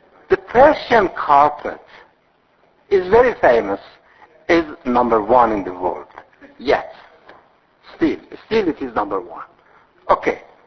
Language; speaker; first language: English; non-native, fluent; Persian